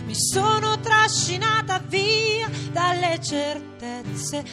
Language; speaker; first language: Italian; native; Italian